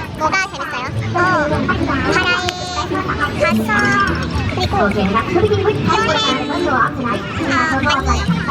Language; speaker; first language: Korean; non-native, learner; Thai